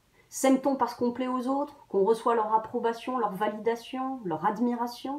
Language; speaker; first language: French; native; French